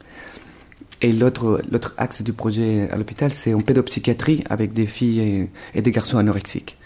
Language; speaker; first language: French; non-native, fluent; Spanish